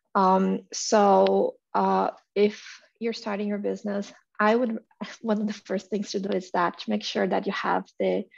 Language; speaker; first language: English; non-native, fluent; Portuguese